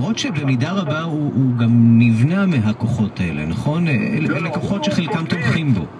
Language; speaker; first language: Hebrew; native; Hebrew